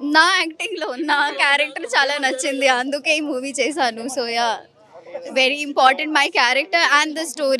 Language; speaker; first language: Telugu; non-native, learner; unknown